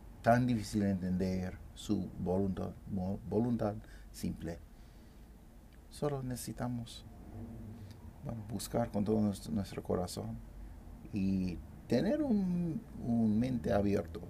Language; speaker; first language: Spanish; non-native, fluent; English